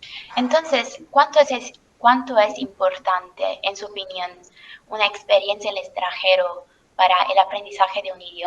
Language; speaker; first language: Spanish; non-native, learner; Italian